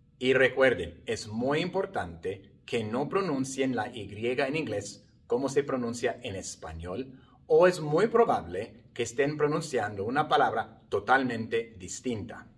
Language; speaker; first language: Spanish; non-native, fluent; English